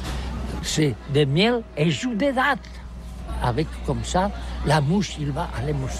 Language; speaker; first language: French; non-native, learner; Catalan